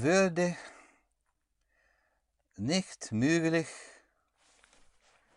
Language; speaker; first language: German; non-native, learner; English